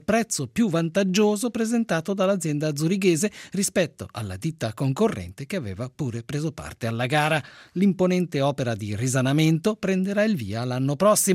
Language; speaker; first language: Italian; native; Italian